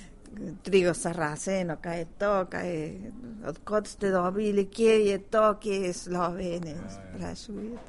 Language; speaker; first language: Slovenian; early bilingual, heritage; Spanish